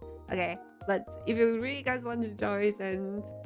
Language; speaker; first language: English; non-native, local second language; Chinese